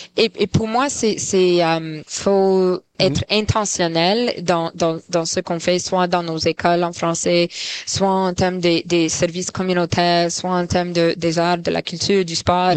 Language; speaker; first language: French; non-native, local second language; English